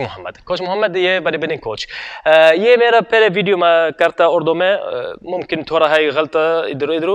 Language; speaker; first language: Hindi; non-native, learner; Arabic